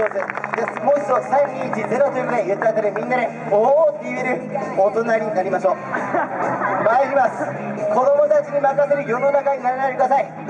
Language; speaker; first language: Japanese; native; Japanese